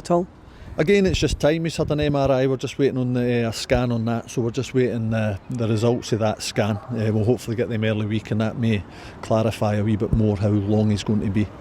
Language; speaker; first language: English; native; English